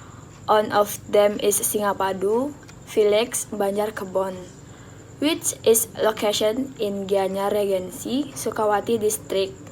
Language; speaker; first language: English; non-native, learner; Indonesian